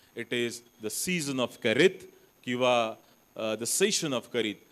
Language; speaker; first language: English; non-native, local second language; Marathi